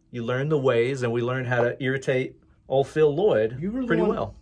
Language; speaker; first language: English; native; English